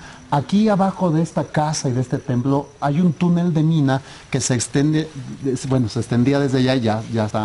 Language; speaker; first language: Spanish; native; Spanish